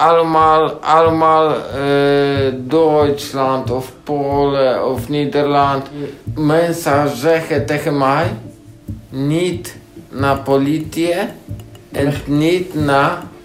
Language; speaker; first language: Dutch; non-native, learner; Polish